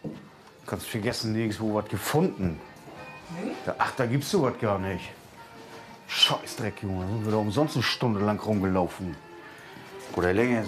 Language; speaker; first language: German; native; German